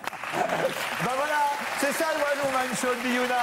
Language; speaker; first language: French; native; French